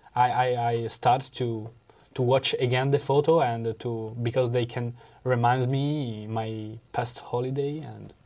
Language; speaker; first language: English; non-native, learner; Italian